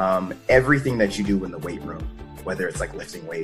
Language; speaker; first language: English; native; English